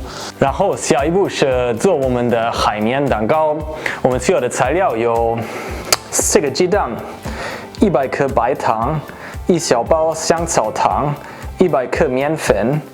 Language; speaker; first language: Chinese; non-native, fluent; German